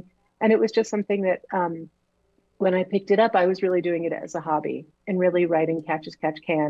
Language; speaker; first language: English; native; English